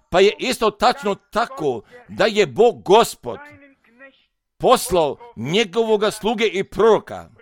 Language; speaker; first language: Croatian; non-native, fluent; German